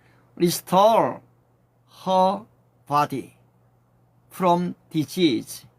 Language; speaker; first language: English; non-native, learner; Korean